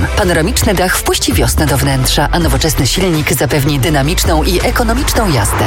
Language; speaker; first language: Polish; native; Polish